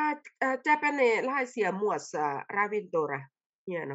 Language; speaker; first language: Finnish; non-native, learner; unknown